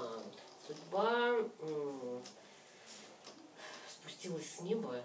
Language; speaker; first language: Russian; native; Russian